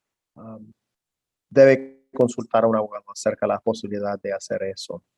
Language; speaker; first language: Spanish; non-native, fluent; English